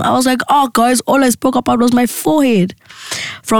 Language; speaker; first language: English; non-native, local second language; Xhosa